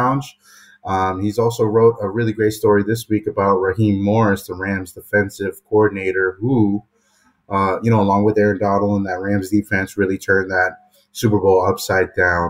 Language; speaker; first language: English; native; English